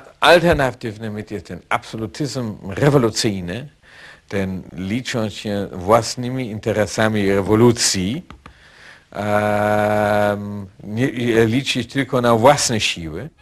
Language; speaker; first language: Polish; non-native, fluent; German